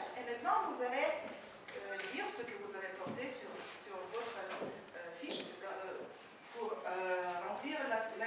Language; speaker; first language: French; non-native, fluent; Ukrainian